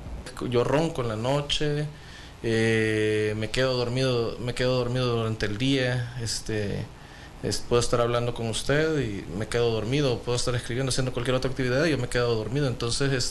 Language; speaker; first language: Spanish; native; Spanish